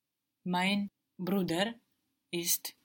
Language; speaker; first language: German; non-native, learner; English